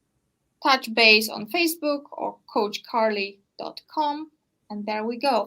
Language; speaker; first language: English; non-native, fluent; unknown